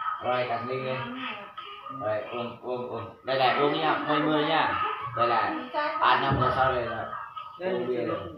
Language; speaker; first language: Vietnamese; non-native, local second language; Jarai